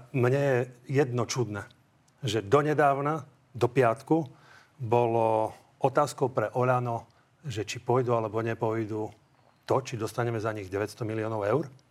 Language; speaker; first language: Slovak; native; Slovak